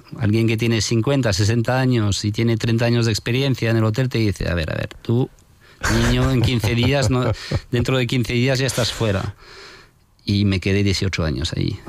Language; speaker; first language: Spanish; non-native, fluent; French